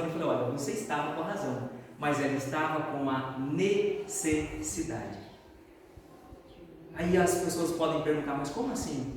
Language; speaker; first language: Portuguese; native; Portuguese